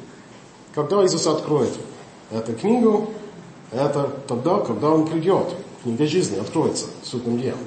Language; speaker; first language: Russian; non-native, learner; English